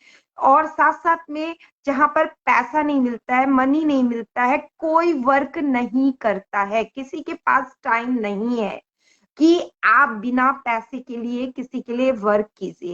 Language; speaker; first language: Hindi; native; Hindi